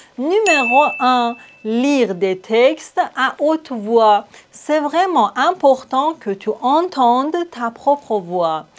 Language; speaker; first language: French; non-native, fluent; Persian